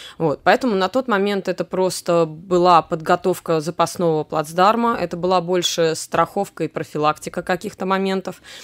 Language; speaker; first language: Russian; native; Russian